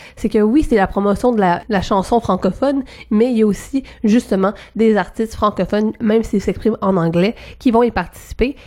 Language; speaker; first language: French; native; French